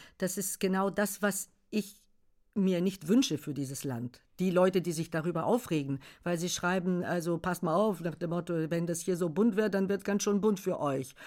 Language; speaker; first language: German; non-native, fluent; Bulgarian